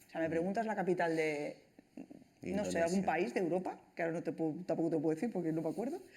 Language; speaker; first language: Spanish; non-native, local second language; Catalan